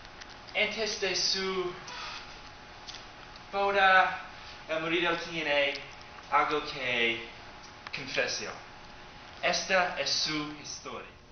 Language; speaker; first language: Spanish; non-native, learner; English